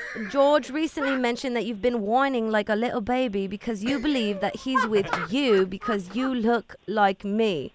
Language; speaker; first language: English; early bilingual, other home language; Spanish